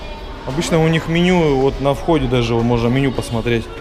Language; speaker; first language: Russian; native; Russian